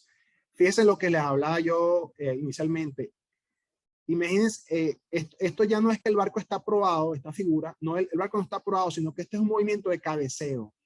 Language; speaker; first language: Spanish; native; Spanish